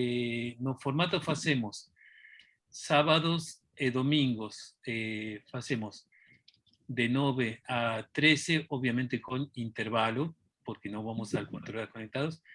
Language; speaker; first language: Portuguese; non-native, fluent; Spanish